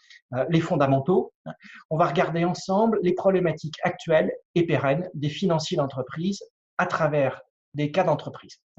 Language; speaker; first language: French; native; French